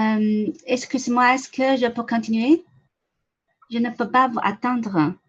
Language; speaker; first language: French; non-native, learner; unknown